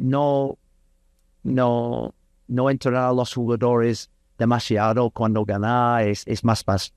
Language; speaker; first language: Spanish; non-native, learner; English